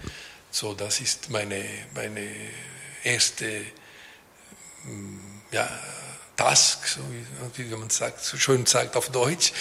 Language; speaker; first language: German; non-native, local second language; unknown